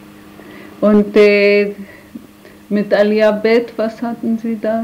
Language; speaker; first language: German; non-native, fluent; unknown